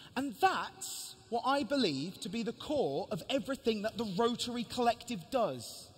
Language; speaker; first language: English; native; English